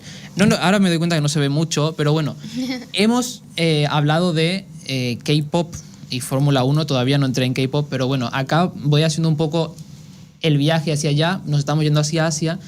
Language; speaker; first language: Spanish; native; Spanish